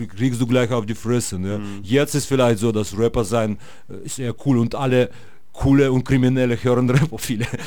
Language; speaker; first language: German; non-native, fluent; Russian